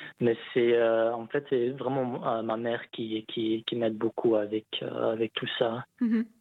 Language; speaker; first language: French; non-native, local second language; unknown